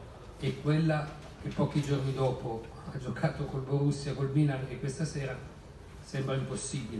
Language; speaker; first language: Italian; native; Italian